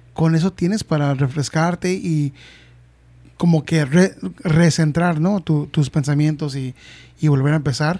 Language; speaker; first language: Spanish; early bilingual, heritage; Spanish